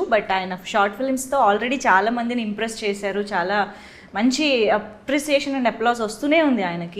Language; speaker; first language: Telugu; native; Telugu